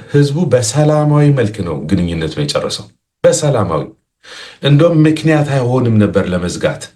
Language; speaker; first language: Amharic; non-native, local second language; Tigrinya